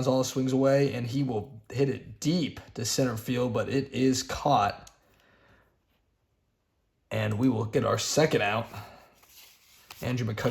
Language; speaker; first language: English; native; English